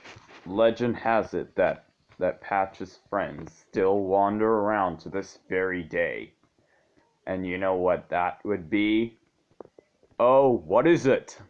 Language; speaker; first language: English; native; English